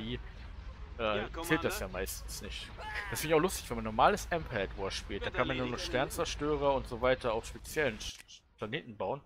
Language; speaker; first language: German; native; German